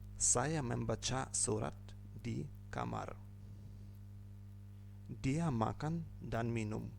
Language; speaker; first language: Indonesian; non-native, fluent; Ukrainian